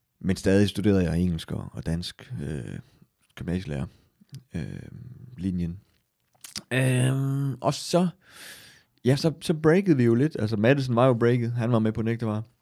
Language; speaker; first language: Danish; native; Danish